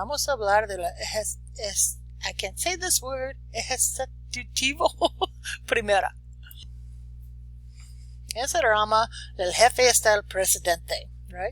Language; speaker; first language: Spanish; non-native, learner; English